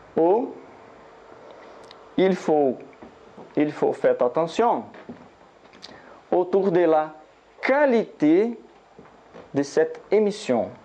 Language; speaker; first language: French; non-native, learner; Portuguese